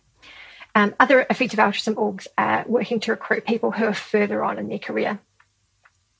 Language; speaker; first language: English; native; English